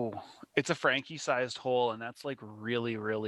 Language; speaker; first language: English; native; English